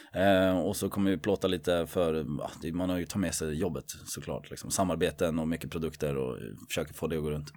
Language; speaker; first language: Swedish; native; Swedish